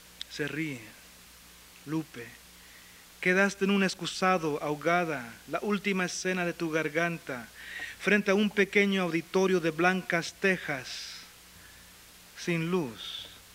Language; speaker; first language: Spanish; early bilingual, heritage; Spanish